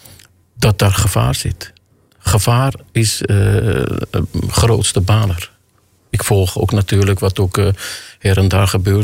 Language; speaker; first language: Dutch; non-native, fluent; Armenian